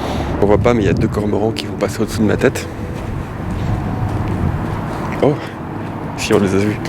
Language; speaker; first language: French; native; French